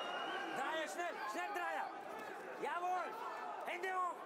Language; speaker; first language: German; native; German